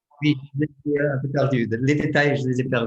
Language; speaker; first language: French; non-native, fluent; Portuguese